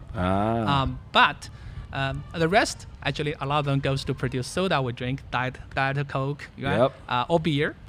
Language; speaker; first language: English; non-native, fluent; Chinese